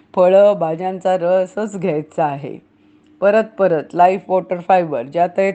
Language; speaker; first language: Marathi; native; Marathi